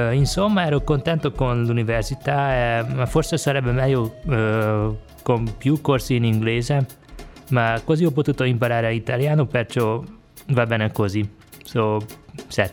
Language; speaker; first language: Italian; non-native, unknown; Hungarian